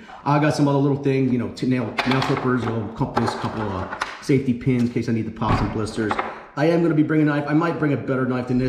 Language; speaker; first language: English; native; English